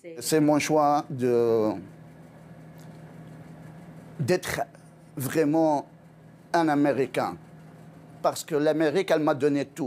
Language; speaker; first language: French; non-native, local second language; Arabic